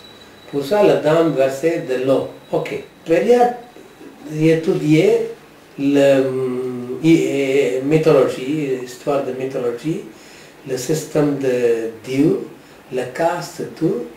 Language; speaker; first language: French; non-native, learner; Tamil